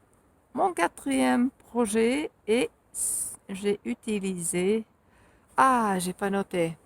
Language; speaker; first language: French; non-native, fluent; Finnish